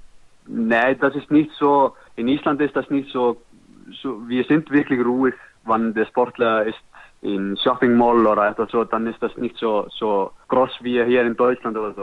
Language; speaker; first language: German; non-native, learner; Icelandic